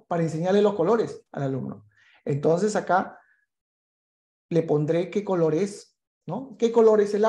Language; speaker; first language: Spanish; native; Spanish